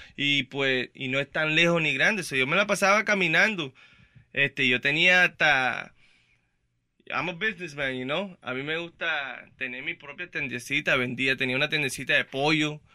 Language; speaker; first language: Spanish; early bilingual, heritage; Spanish